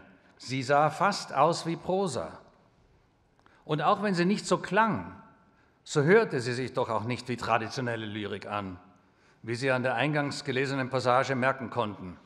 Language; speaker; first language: German; native; German